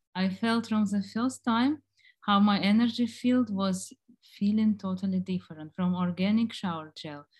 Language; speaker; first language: English; non-native, fluent; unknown